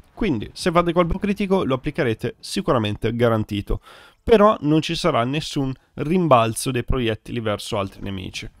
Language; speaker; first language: Italian; native; Italian